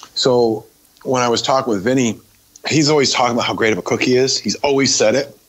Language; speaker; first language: English; native; English